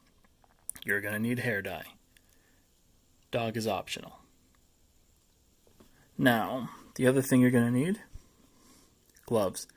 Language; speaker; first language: English; native; English